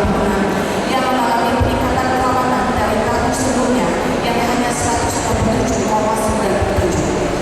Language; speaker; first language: Indonesian; native; Indonesian